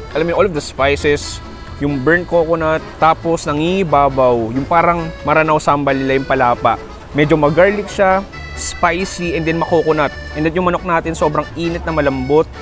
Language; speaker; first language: Filipino; native; Filipino